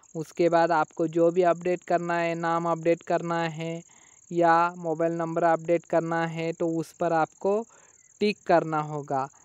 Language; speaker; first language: Hindi; non-native, local second language; Marathi